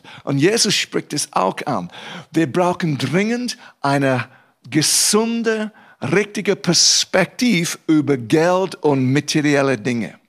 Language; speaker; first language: German; non-native, fluent; English